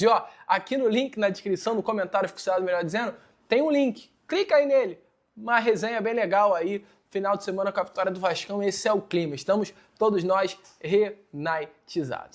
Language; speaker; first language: Portuguese; native; Portuguese